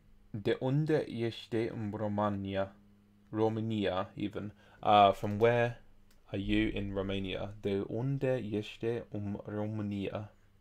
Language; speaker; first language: Romanian; non-native, learner; English